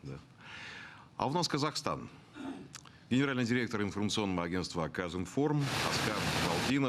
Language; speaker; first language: Russian; native; Russian